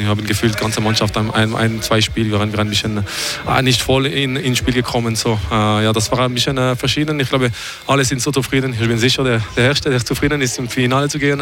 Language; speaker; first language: German; non-native, fluent; French